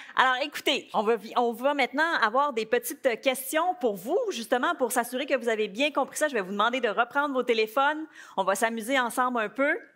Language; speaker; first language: French; native; French